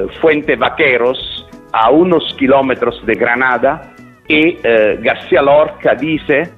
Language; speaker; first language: Spanish; non-native, fluent; Italian